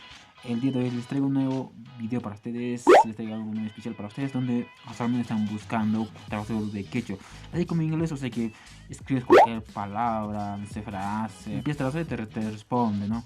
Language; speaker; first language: Spanish; non-native, local second language; Quechua